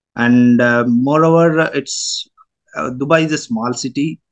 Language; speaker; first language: English; non-native, local second language; Telugu